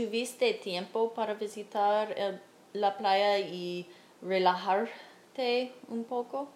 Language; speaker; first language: Spanish; non-native, fluent; English